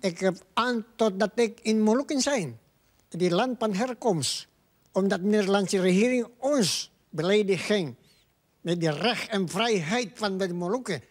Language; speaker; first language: Dutch; non-native, learner; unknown